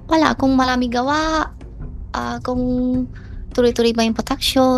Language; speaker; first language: Filipino; non-native, learner; Chinese